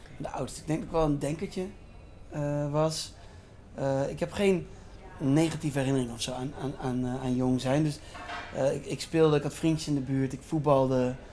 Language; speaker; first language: Dutch; native; Dutch